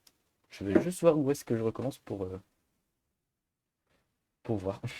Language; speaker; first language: French; native; French